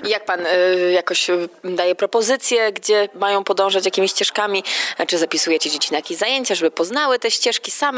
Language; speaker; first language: Polish; native; Polish